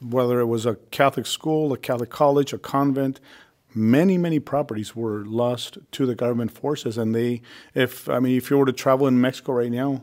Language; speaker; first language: English; early bilingual, other home language; Spanish